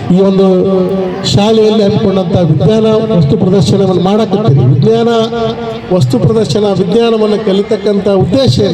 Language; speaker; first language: Kannada; non-native, local second language; Urdu